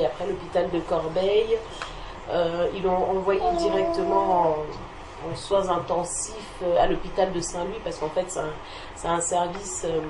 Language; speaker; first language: French; native; French